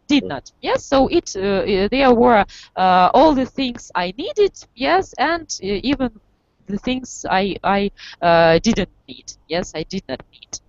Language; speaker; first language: English; non-native, fluent; Russian